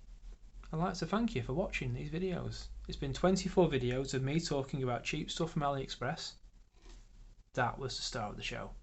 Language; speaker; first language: English; native; English